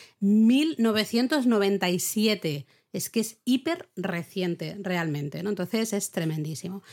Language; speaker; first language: Spanish; native; Spanish